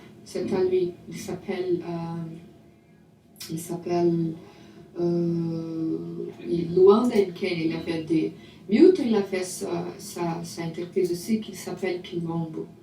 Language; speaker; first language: French; non-native, learner; Portuguese